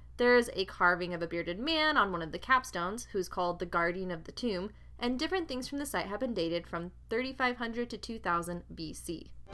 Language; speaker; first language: English; native; English